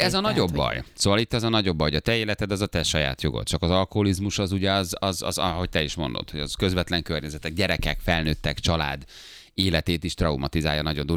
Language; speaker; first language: Hungarian; native; Hungarian